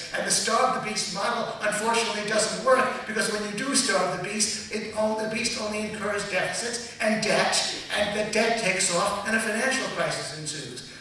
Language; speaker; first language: English; native; English